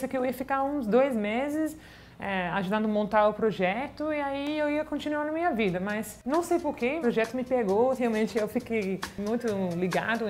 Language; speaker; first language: Portuguese; non-native, fluent; English